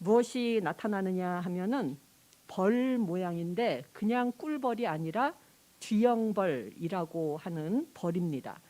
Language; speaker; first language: Korean; native; Korean